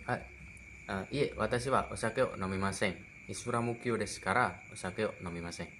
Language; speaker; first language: Japanese; non-native, learner; Indonesian